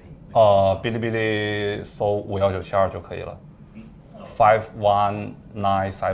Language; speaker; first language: Chinese; native; Chinese